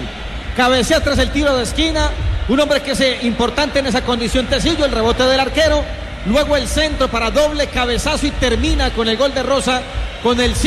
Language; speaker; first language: Spanish; native; Spanish